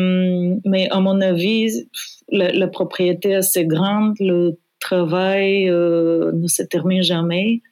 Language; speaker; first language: French; non-native, fluent; Bulgarian